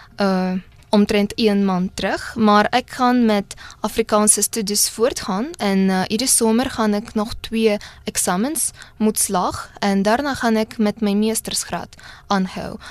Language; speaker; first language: Afrikaans; non-native, fluent; Russian